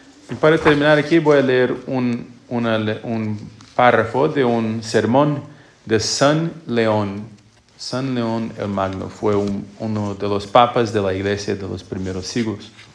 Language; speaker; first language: Spanish; non-native, fluent; English